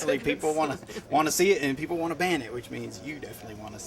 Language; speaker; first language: English; native; English